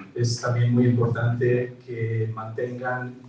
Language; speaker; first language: Spanish; early bilingual, heritage; Spanish